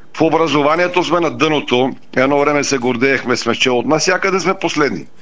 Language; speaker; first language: Bulgarian; native; Bulgarian